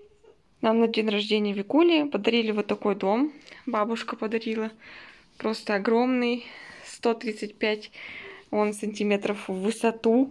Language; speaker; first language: Russian; native; Russian